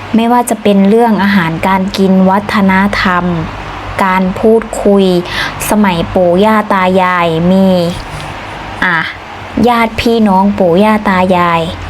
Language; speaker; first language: Thai; native; Thai